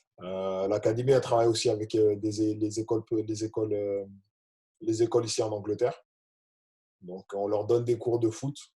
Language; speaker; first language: French; native; French